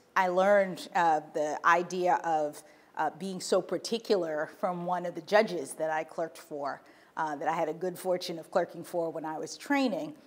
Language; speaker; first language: English; native; English